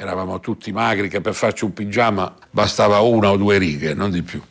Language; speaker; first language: Italian; native; Italian